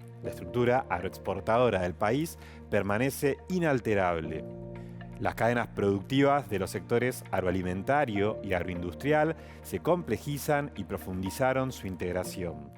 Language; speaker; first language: Spanish; native; Spanish